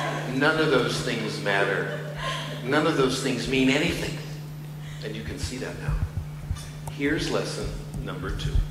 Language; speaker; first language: English; native; English